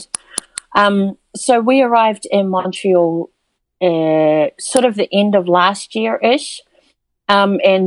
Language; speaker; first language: English; native; English